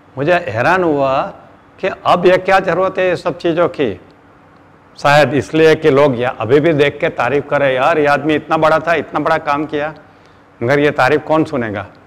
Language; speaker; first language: Hindi; non-native, local second language; Gujarati